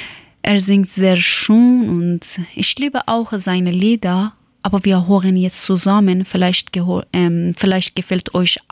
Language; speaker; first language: German; non-native, learner; Persian